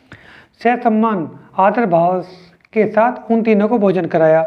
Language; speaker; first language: Hindi; native; Hindi